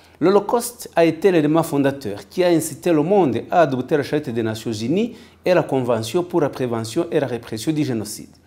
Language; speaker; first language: French; non-native, local second language; Kinyarwanda